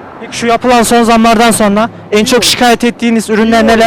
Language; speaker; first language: Turkish; native; Turkish